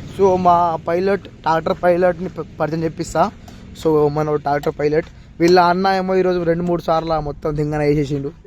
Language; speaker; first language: Telugu; native; Telugu